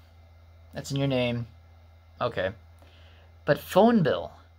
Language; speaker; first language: English; native; English